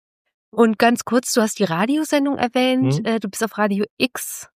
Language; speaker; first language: German; native; German